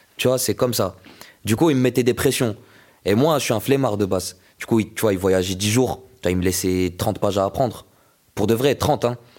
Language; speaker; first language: French; non-native, local second language; Arabic